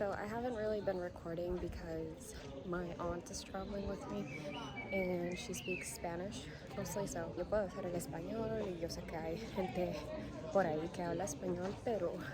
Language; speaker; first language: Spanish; early bilingual, heritage; Spanish